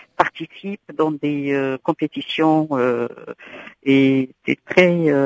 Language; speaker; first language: French; non-native, local second language; Arabic